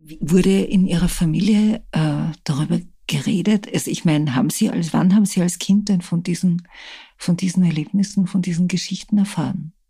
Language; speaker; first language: German; native; German